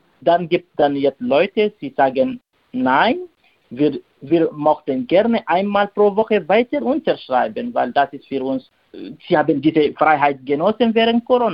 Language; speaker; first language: German; non-native, learner; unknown